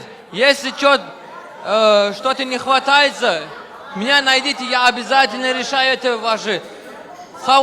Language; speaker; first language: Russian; non-native, learner; Turkmen